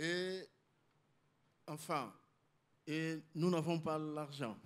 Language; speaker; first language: French; non-native, learner; Portuguese